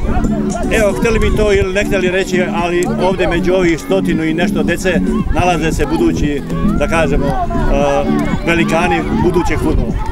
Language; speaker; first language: Serbian; native; Serbian